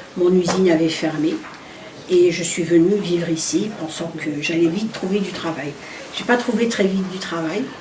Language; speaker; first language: French; early bilingual, other home language; Arabic